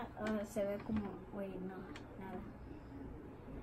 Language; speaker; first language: Spanish; early bilingual, heritage; Spanish